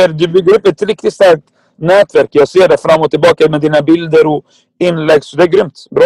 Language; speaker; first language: Swedish; non-native, fluent; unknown